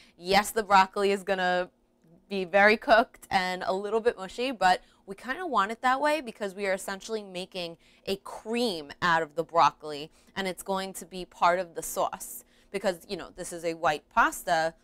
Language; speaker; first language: English; early bilingual, other home language; Italian